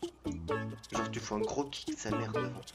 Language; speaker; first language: French; native; French